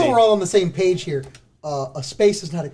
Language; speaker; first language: English; native; English